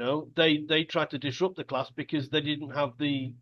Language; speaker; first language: English; native; English